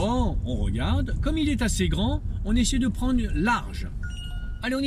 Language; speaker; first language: French; native; French